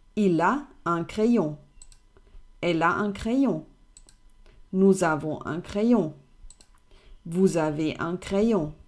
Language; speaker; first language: French; non-native, fluent; German